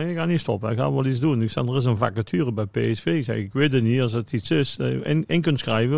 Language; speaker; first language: Dutch; native; Dutch